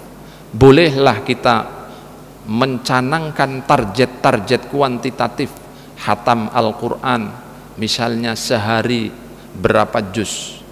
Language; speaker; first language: Indonesian; native; Indonesian